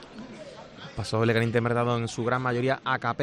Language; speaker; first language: Spanish; native; Spanish